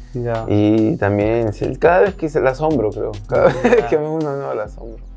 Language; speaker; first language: Spanish; early bilingual, heritage; Spanish